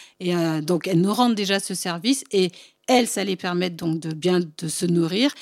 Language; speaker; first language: French; early bilingual, other home language; Bambara